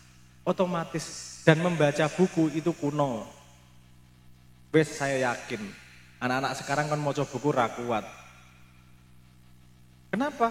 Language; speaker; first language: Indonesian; non-native, local second language; Javanese